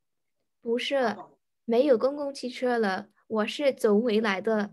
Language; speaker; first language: Chinese; non-native, learner; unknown